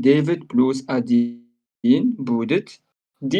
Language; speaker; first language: Russian; non-native, learner; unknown